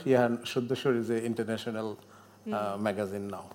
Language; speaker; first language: English; non-native, learner; Bangla